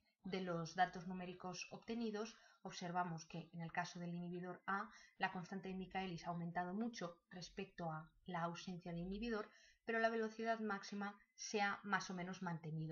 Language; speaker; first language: Spanish; native; Spanish